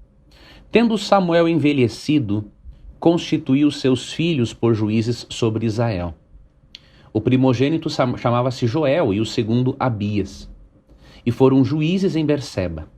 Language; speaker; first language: Portuguese; native; Portuguese